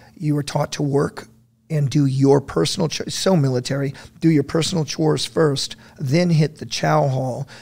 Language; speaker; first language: English; native; English